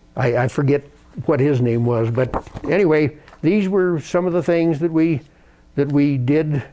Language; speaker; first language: English; native; English